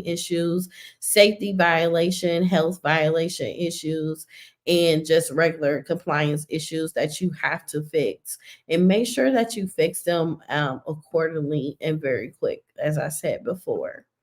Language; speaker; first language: English; native; English